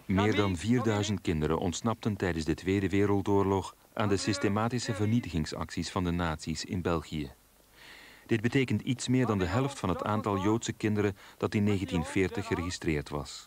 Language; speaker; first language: Dutch; native; Dutch